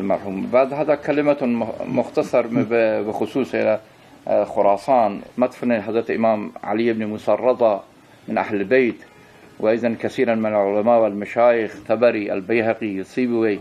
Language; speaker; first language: Arabic; non-native, learner; Persian